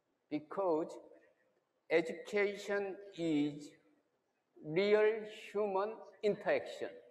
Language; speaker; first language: English; non-native, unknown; Korean